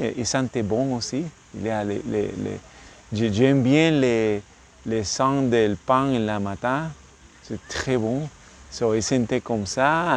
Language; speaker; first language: French; non-native, learner; English